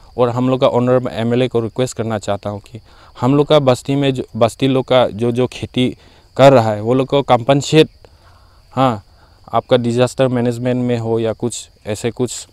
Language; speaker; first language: Hindi; non-native, local second language; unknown